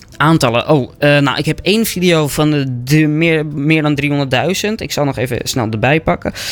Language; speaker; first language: Dutch; native; Dutch